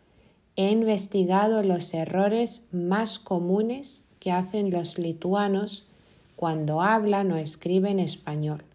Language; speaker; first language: Spanish; non-native, fluent; Lithuanian